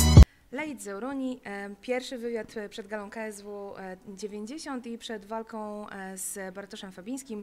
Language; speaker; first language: Polish; native; Polish